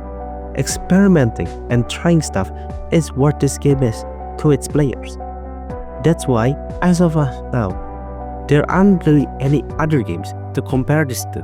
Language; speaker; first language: English; non-native, fluent; Indonesian